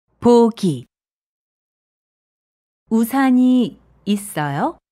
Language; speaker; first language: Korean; non-native, fluent; Arabic